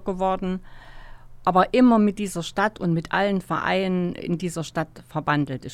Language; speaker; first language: German; native; German